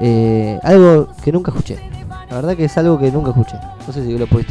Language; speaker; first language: Spanish; native; Spanish